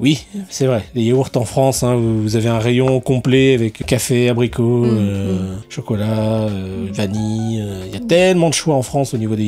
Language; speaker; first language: French; native; French